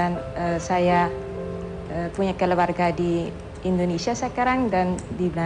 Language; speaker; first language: Indonesian; non-native, learner; Dutch